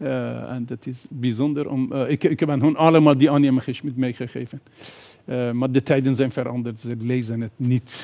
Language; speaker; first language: Dutch; non-native, fluent; Persian